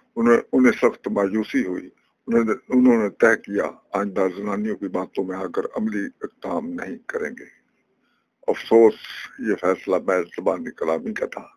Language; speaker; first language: Urdu; non-native, local second language; Punjabi